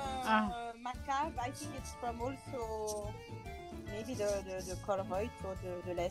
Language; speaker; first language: English; non-native, fluent; French